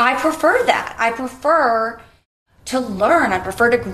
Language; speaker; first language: English; native; English